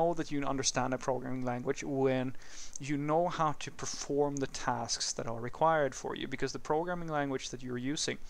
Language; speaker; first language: English; non-native, fluent; Swedish